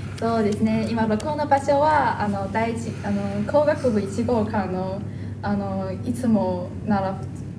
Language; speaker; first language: Japanese; non-native, fluent; Chinese